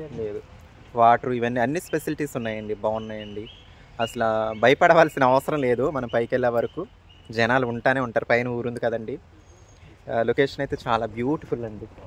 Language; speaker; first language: Telugu; native; Telugu